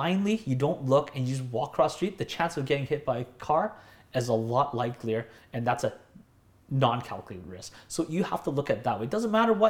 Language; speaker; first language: English; native; English